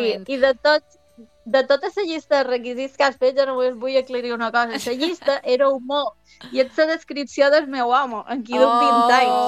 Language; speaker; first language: Catalan; native; Catalan